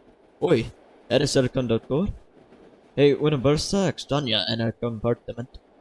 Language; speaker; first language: Spanish; non-native, learner; English